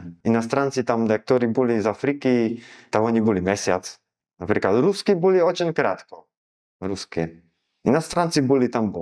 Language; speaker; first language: Russian; non-native, learner; Slovak